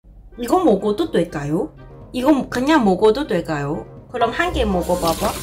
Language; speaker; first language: Korean; non-native, learner; Cantonese